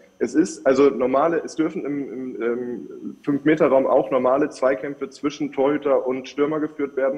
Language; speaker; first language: German; native; German